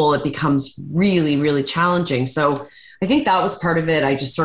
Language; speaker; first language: English; native; English